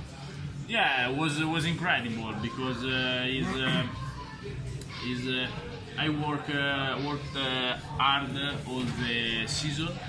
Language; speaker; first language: English; non-native, fluent; Italian